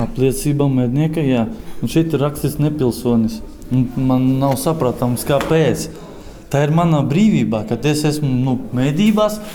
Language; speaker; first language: Latvian; non-native, local second language; Russian